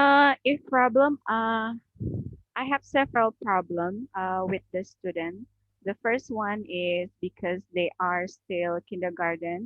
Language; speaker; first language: English; non-native, learner; Indonesian